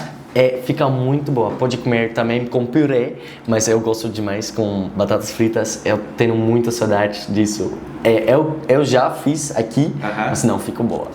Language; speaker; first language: Portuguese; non-native, learner; Dutch